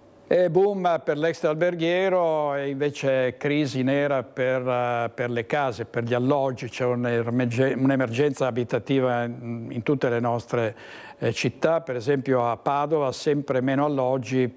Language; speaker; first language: Italian; native; Italian